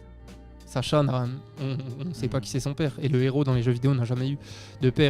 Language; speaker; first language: French; native; French